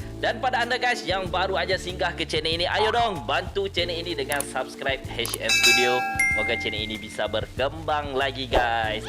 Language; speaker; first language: Malay; native; Malay